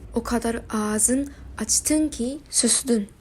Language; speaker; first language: Turkish; non-native, learner; Japanese